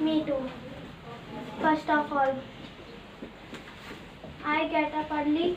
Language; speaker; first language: English; non-native, learner; Hindi